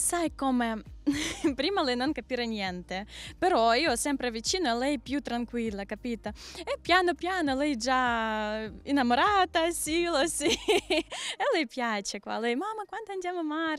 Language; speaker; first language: Italian; non-native, learner; Ukrainian